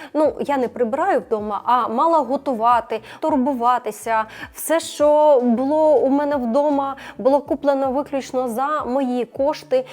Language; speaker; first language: Ukrainian; non-native, local second language; Russian